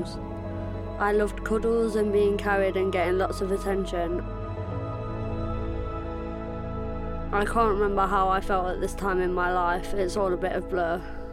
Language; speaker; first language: English; native; English